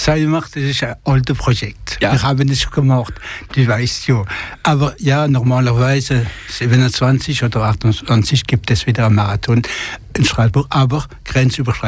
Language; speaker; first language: German; non-native, local second language; French